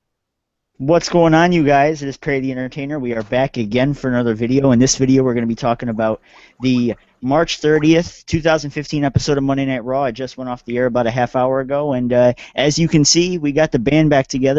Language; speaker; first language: English; native; English